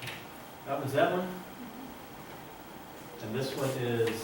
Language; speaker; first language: English; native; English